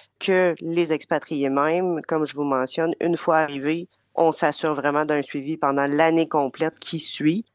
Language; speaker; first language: French; native; French